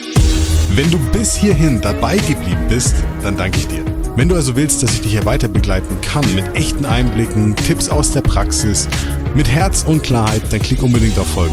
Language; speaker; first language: German; native; German